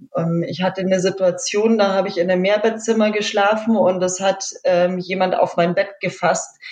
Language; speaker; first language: German; native; German